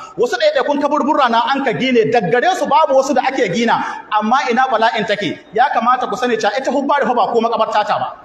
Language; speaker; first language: Hausa; native; Hausa